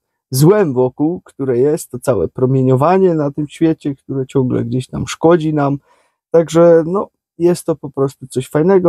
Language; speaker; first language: Polish; native; Polish